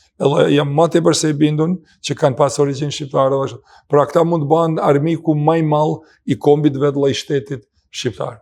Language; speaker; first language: Albanian; native; Albanian